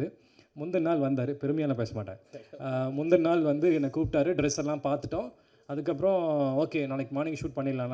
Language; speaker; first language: Tamil; native; Tamil